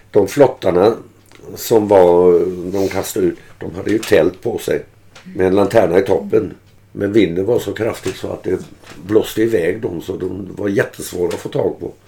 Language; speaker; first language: Swedish; early bilingual, other home language; German